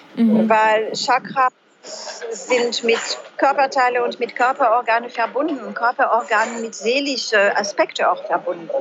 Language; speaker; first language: German; non-native, fluent; French